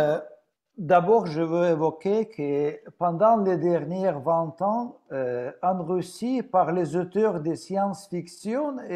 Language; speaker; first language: French; non-native, fluent; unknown